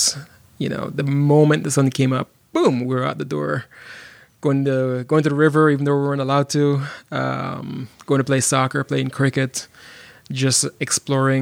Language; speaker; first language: English; non-native, local second language; Jamaican Creole English